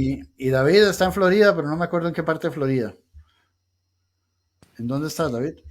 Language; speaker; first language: Spanish; native; Spanish